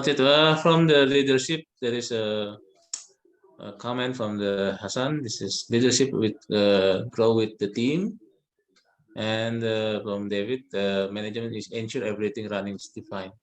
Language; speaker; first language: English; non-native, learner; Indonesian